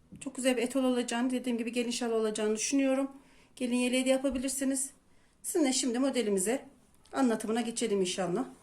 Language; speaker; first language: Turkish; native; Turkish